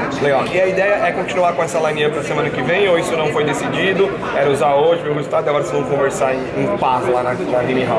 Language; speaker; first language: Portuguese; native; Portuguese